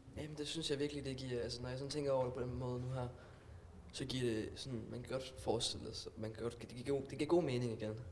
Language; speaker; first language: Danish; non-native, local second language; German